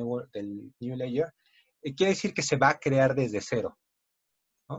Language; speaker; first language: Spanish; native; Spanish